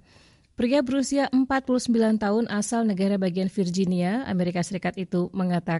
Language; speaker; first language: Indonesian; native; Indonesian